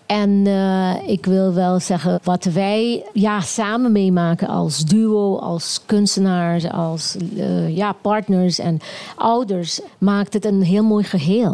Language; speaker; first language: Dutch; non-native, local second language; Papiamento